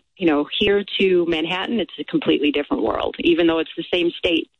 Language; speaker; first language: English; native; English